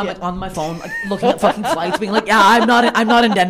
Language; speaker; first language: English; native; English